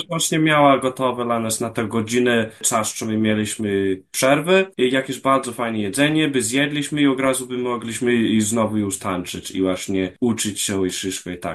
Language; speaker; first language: Polish; early bilingual, heritage; English